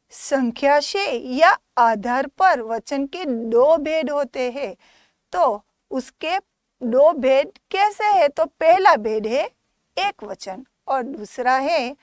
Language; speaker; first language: Hindi; non-native, local second language; Gujarati